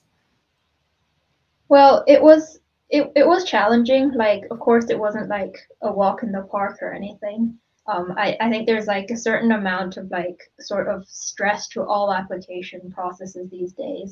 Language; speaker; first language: English; non-native, local second language; Cantonese